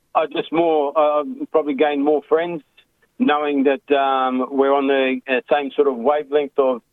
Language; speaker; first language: English; early bilingual, other home language; Macedonian